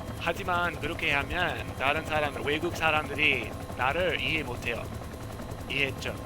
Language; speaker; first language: Korean; non-native, learner; English